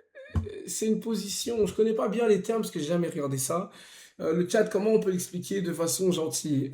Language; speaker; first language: French; native; French